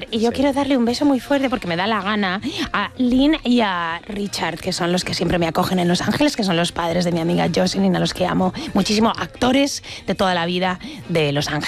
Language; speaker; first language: Spanish; native; Spanish